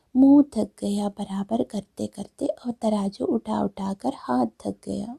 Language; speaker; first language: Hindi; non-native, local second language; Malayalam